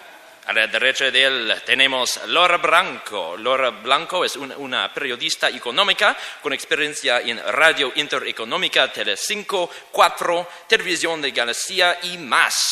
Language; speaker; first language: Spanish; non-native, learner; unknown